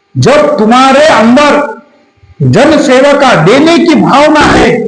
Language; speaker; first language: Hindi; non-native, local second language; Marathi